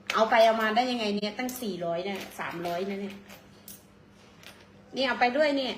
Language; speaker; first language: Thai; native; Thai